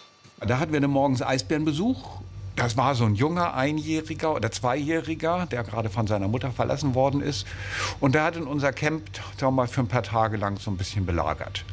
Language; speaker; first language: German; native; German